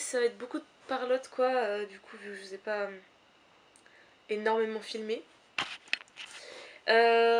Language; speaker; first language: French; native; French